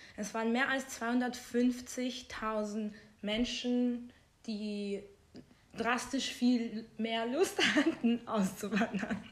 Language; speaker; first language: German; non-native, fluent; Persian